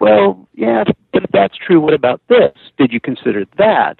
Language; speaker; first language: English; native; English